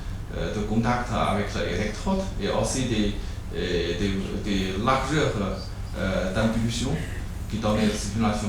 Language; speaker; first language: French; non-native, learner; Chinese